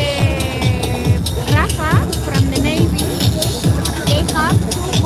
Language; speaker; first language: English; non-native, fluent; Spanish